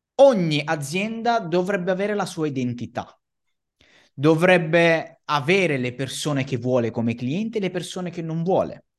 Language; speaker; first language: Italian; native; Italian